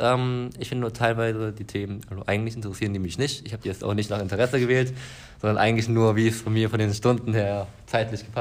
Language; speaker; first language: German; native; German